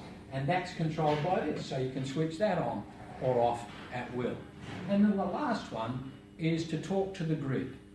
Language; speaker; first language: English; native; English